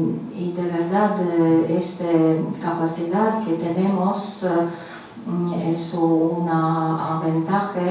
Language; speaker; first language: Spanish; non-native, fluent; Latvian